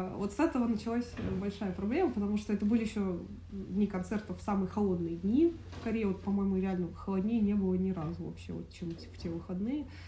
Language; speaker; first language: Russian; native; Russian